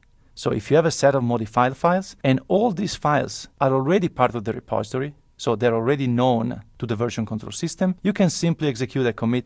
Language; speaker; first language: English; non-native, fluent; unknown